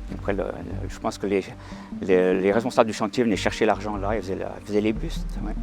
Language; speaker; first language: French; native; French